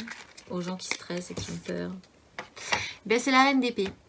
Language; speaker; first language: French; native; French